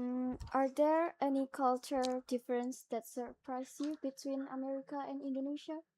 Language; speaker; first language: English; non-native, learner; Indonesian